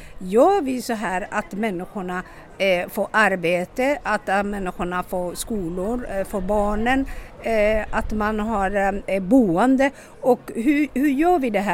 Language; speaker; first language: Swedish; non-native, local second language; Somali